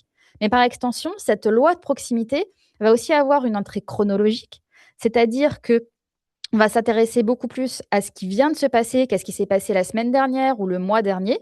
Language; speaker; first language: French; native; French